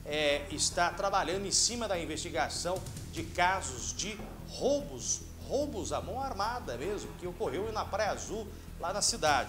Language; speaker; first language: Portuguese; native; Portuguese